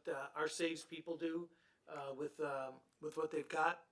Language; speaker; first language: English; native; English